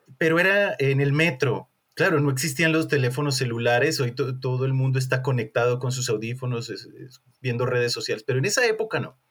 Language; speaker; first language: Spanish; native; Spanish